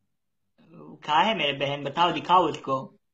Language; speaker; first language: Hindi; non-native, learner; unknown